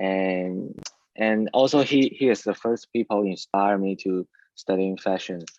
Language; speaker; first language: English; non-native, learner; Chinese